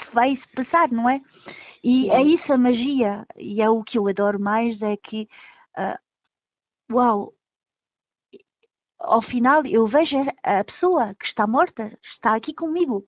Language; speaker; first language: Portuguese; early bilingual, heritage; Portuguese